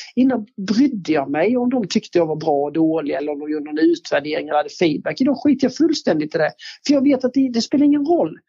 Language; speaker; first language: Swedish; native; Swedish